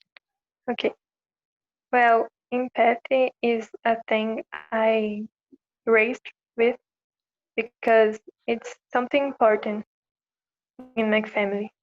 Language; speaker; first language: English; non-native, fluent; Portuguese